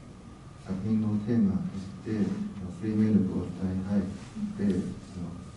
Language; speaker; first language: Japanese; non-native, learner; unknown